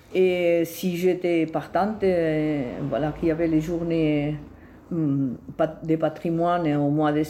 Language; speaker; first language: French; non-native, fluent; Spanish